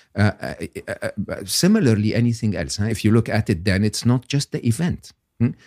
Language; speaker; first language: English; non-native, fluent; Arabic